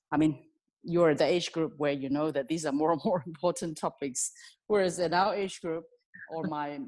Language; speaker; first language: English; non-native, local second language; Cantonese